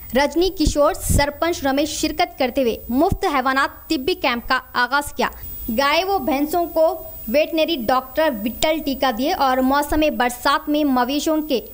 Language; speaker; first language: Urdu; native; Urdu